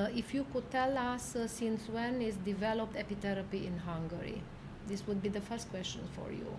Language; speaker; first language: English; non-native, learner; Romanian